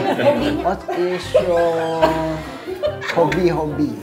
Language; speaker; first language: English; non-native, learner; Indonesian